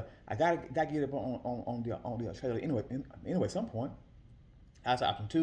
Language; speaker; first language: English; native; English